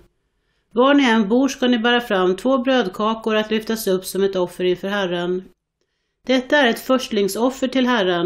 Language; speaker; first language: Swedish; native; Swedish